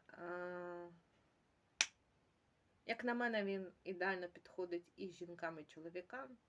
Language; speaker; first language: Ukrainian; native; Ukrainian